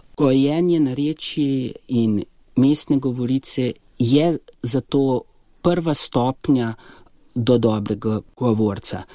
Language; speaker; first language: Slovenian; native; Slovenian